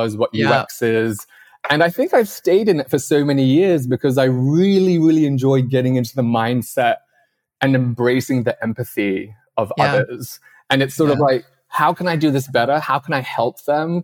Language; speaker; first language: English; non-native, local second language; Cantonese